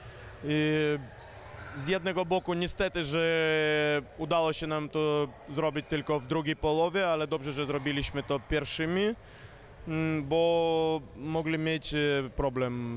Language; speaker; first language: Polish; non-native, fluent; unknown